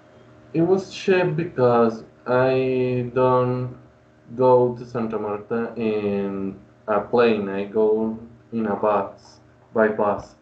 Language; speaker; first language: English; non-native, learner; Spanish